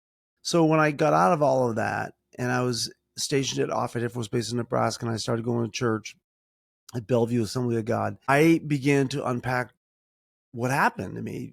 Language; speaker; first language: English; native; English